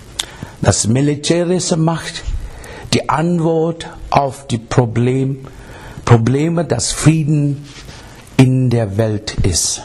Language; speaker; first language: German; non-native, learner; English